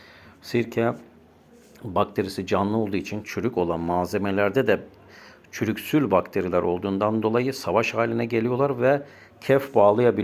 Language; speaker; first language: Turkish; native; Turkish